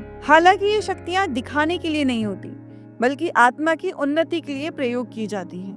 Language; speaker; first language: Hindi; native; Hindi